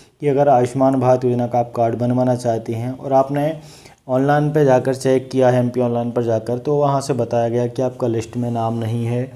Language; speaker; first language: Hindi; native; Hindi